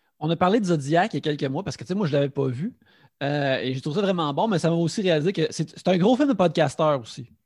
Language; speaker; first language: French; native; French